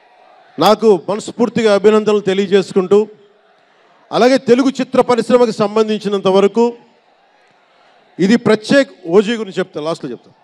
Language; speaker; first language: Telugu; native; Telugu